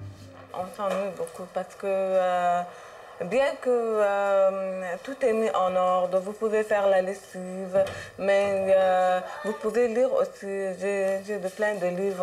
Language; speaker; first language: French; non-native, fluent; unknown